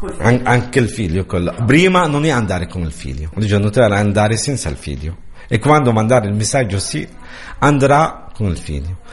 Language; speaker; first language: Italian; non-native, learner; Arabic